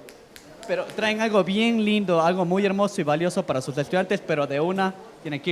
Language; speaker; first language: Spanish; native; Spanish